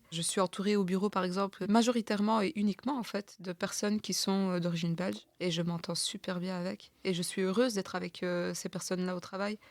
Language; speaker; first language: French; early bilingual, other home language; Turkish